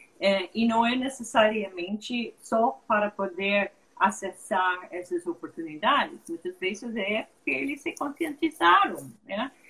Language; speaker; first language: Portuguese; non-native, fluent; English